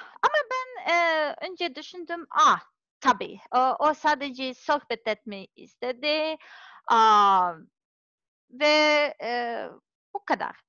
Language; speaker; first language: Turkish; non-native, learner; Serbian